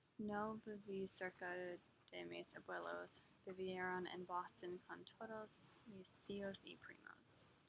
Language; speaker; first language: Spanish; non-native, learner; English